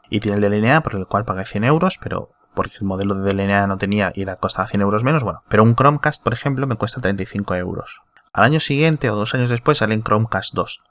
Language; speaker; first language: Spanish; native; Spanish